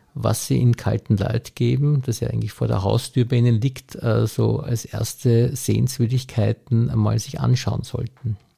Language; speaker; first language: German; native; German